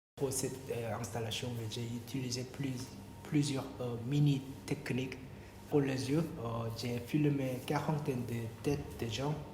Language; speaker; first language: French; non-native, fluent; Korean